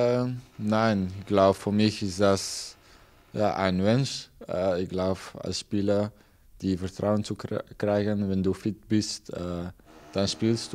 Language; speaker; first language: German; non-native, learner; Dutch